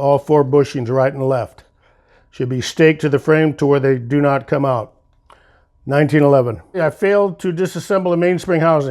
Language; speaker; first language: English; native; English